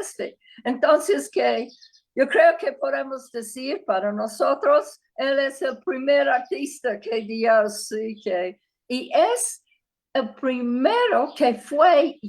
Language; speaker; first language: Spanish; non-native, fluent; English